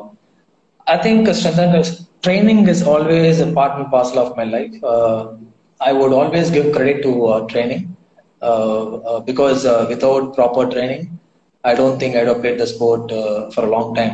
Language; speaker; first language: English; non-native, local second language; Tamil